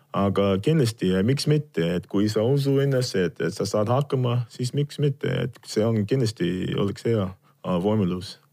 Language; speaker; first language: Estonian; non-native, fluent; English